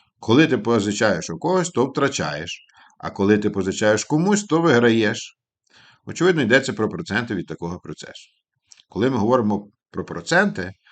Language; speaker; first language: Ukrainian; native; Ukrainian